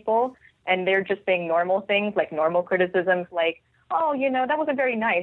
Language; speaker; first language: English; non-native, local second language; Filipino